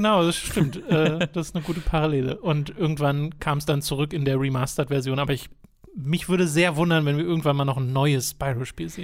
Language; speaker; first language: German; native; German